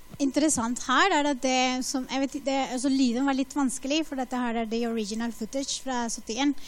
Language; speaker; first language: Norwegian; non-native, fluent; Spanish